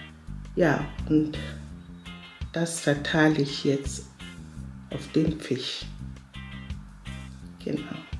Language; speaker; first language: German; non-native, fluent; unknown